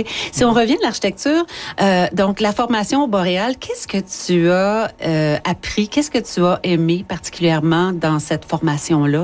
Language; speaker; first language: French; native; French